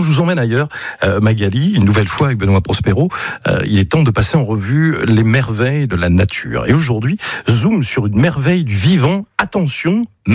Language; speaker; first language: French; native; French